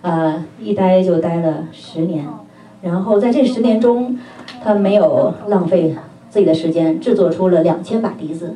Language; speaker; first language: Chinese; native; Chinese